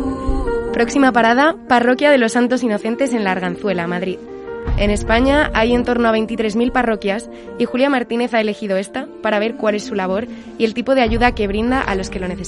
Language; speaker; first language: Spanish; native; Spanish